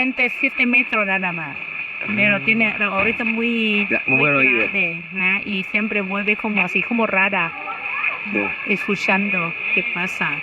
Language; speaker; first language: Spanish; non-native, learner; Thai